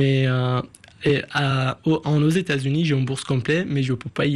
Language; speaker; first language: French; non-native, fluent; Persian